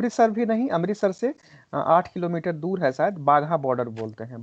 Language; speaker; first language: Hindi; native; Hindi